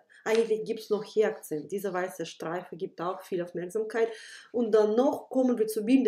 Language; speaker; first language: German; non-native, fluent; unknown